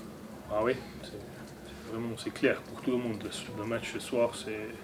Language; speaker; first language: French; non-native, learner; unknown